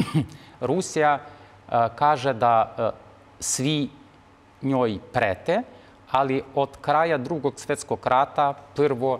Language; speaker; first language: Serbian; non-native, fluent; Ukrainian